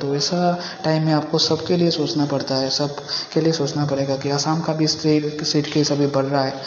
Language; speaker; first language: Hindi; non-native, local second language; Bangla